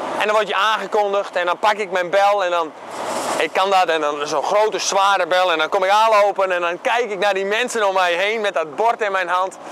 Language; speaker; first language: Dutch; native; Dutch